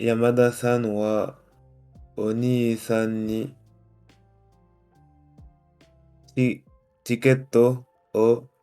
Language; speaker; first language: Japanese; non-native, learner; French